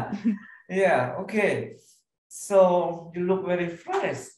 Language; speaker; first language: English; non-native, learner; Indonesian